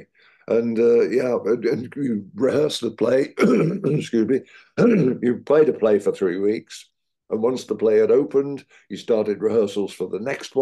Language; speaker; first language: English; native; English